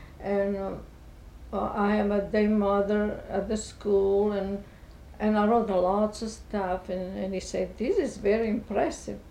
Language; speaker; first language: English; non-native, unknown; Italian